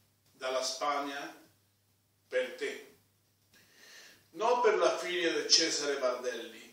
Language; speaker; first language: Italian; non-native, fluent; Spanish